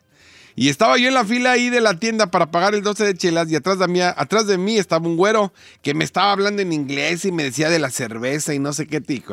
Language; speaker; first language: Spanish; native; Spanish